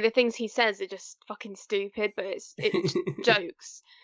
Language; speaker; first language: English; native; English